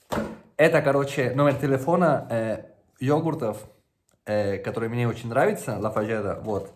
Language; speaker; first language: Russian; non-native, fluent; Catalan